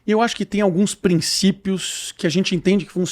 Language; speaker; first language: Portuguese; native; Portuguese